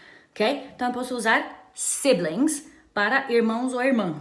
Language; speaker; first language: Portuguese; non-native, fluent; Romanian